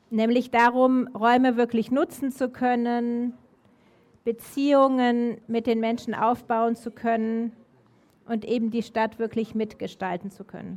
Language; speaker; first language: German; native; German